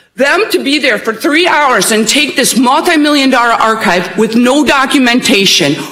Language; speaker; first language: English; native; English